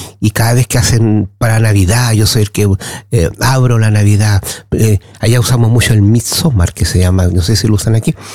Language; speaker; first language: Spanish; native; Spanish